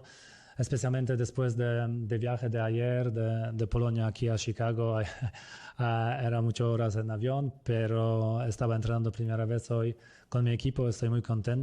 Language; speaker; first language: Spanish; non-native, fluent; Polish